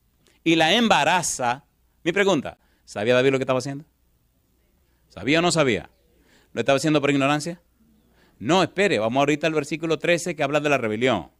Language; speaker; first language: Spanish; native; Spanish